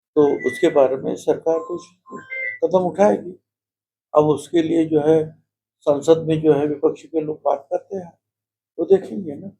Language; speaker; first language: Hindi; non-native, local second language; Marathi